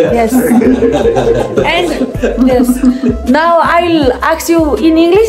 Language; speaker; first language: English; non-native, learner; Nepali